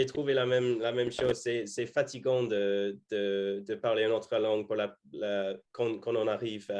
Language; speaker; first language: French; non-native, fluent; English